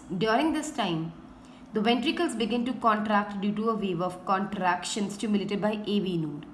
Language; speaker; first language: English; non-native, local second language; Hindi